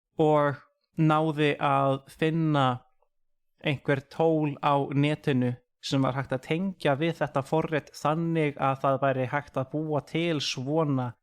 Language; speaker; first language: Icelandic; non-native, fluent; English